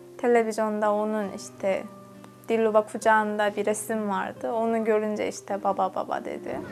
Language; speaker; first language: Turkish; non-native, fluent; Korean